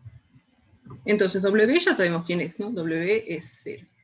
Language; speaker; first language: Spanish; native; Spanish